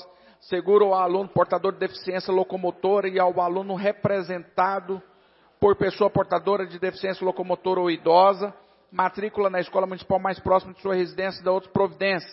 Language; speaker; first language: Portuguese; native; Portuguese